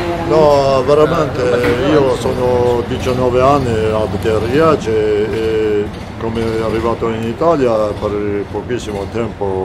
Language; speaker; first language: Italian; non-native, learner; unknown